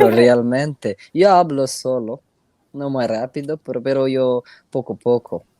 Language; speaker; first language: Spanish; non-native, learner; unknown